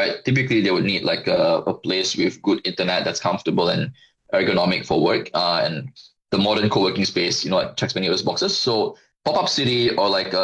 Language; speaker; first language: English; non-native, local second language; Malay